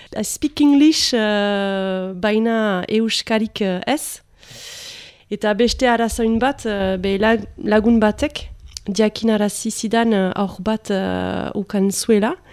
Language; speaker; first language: Basque; non-native, local second language; French